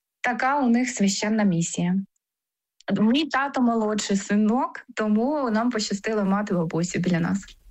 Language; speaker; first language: Ukrainian; non-native, local second language; Crimean Tatar